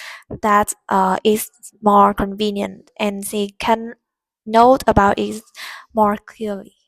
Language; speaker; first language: English; non-native, learner; Vietnamese